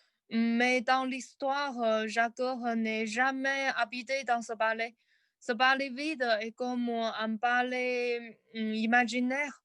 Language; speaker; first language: French; non-native, learner; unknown